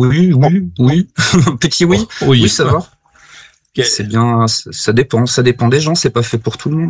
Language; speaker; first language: French; native; French